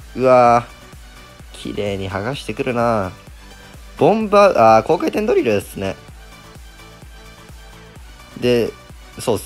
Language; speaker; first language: Japanese; native; Japanese